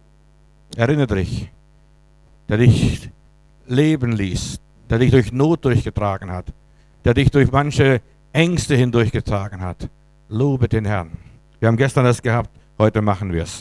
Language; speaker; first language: German; native; German